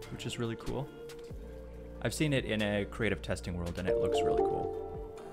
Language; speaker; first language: English; native; English